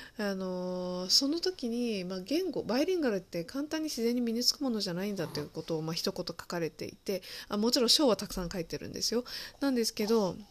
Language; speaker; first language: Japanese; early bilingual, other home language; Chinese